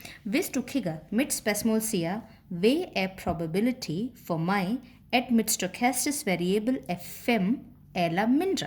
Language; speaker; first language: Danish; non-native, fluent; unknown